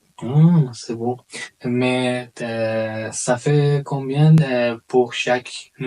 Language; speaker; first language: French; non-native, learner; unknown